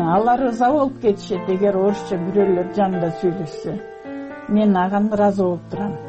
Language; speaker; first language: Kyrgyz; non-native, local second language; Russian